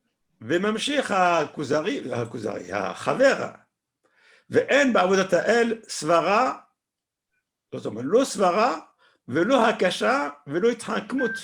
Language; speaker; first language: Hebrew; non-native, fluent; French